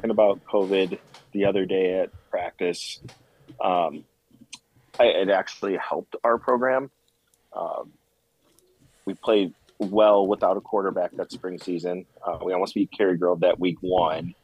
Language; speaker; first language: English; native; English